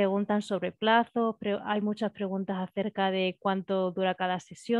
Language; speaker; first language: Spanish; native; Spanish